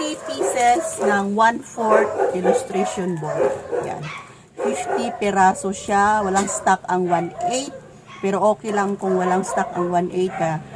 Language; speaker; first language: Filipino; native; Filipino